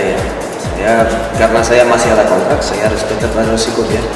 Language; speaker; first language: Indonesian; non-native, fluent; Spanish